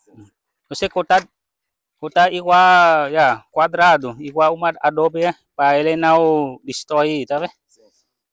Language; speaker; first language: Portuguese; non-native, learner; Vietnamese